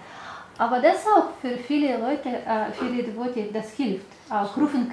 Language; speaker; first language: German; non-native, learner; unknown